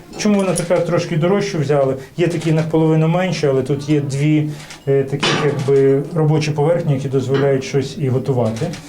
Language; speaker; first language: Ukrainian; native; Ukrainian